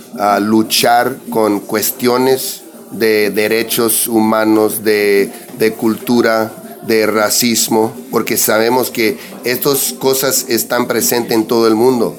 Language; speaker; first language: Spanish; early bilingual, heritage; English